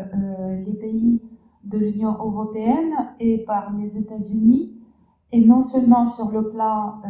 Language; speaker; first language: French; non-native, fluent; Russian